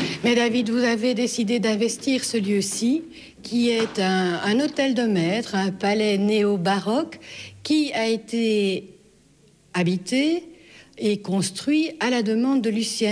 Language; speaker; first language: French; native; French